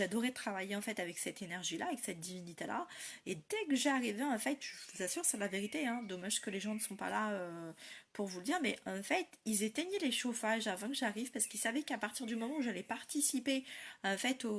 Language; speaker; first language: French; native; French